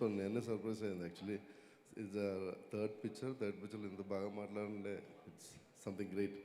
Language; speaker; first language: Telugu; non-native, learner; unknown